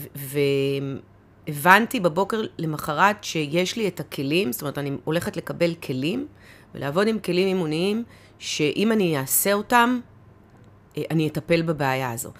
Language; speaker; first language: Hebrew; native; Hebrew